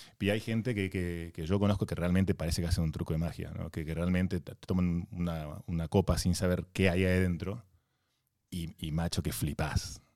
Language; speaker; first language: Spanish; native; Spanish